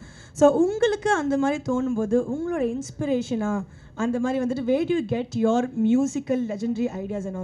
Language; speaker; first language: Tamil; native; Tamil